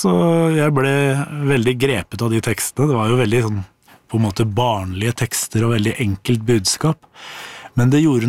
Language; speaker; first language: Norwegian; native; Norwegian